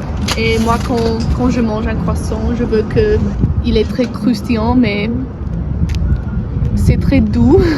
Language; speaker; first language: French; non-native, learner; English